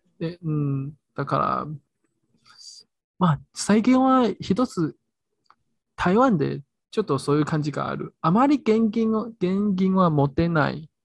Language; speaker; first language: Japanese; non-native, learner; Chinese